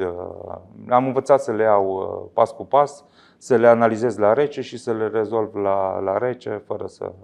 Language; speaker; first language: Romanian; native; Romanian